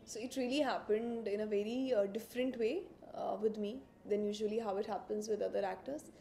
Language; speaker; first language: English; non-native, local second language; Hindi